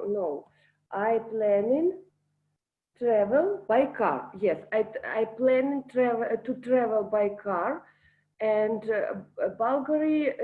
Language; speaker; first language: English; non-native, learner; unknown